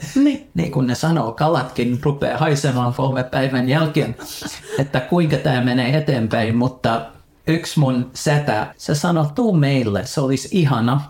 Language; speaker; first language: Finnish; early bilingual, heritage; Finnish